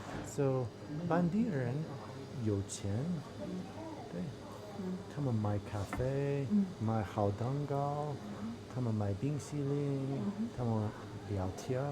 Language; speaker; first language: Chinese; non-native, learner; English